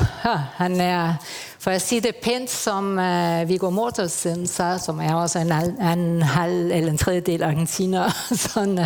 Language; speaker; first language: Danish; early bilingual, heritage; Spanish